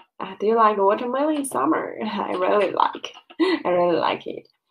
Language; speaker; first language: English; non-native, learner; Chinese